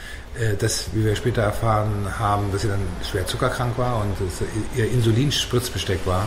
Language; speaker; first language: German; native; German